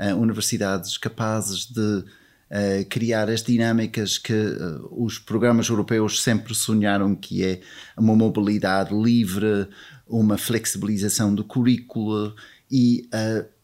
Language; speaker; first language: Portuguese; non-native, fluent; English